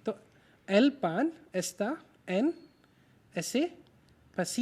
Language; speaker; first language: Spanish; non-native, learner; Hindi